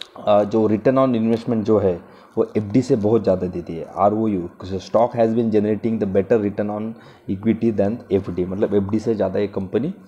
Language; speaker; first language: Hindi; non-native, local second language; Marathi